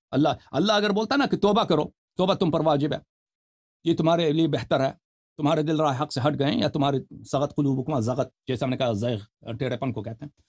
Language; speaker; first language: Urdu; non-native, fluent; Persian